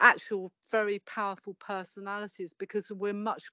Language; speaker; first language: English; native; English